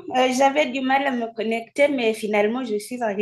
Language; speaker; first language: French; non-native, fluent; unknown